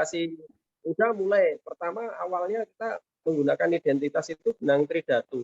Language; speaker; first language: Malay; non-native, local second language; Javanese